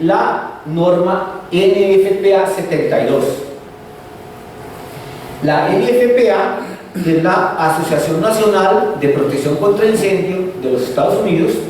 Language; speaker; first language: Spanish; native; Spanish